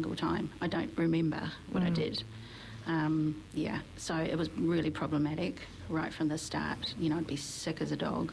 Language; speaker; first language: English; native; English